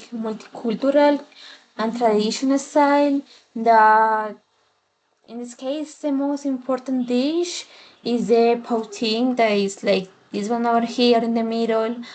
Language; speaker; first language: English; non-native, fluent; Spanish